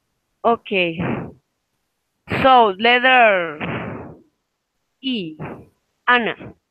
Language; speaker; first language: English; non-native, fluent; Spanish